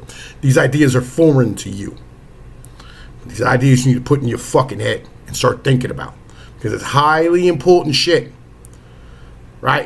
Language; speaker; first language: English; native; English